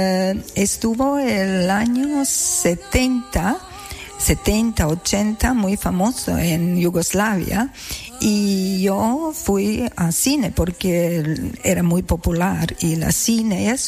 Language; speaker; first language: Spanish; non-native, learner; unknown